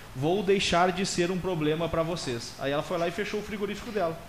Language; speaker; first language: Portuguese; native; Portuguese